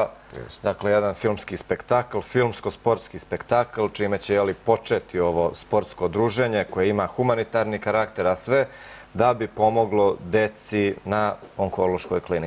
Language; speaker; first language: Croatian; native; Croatian